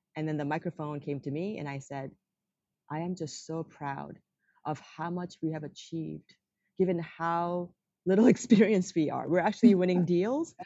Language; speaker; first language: English; non-native, fluent; Korean